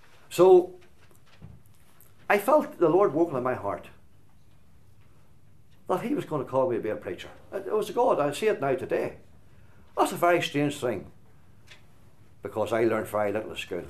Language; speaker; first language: English; native; English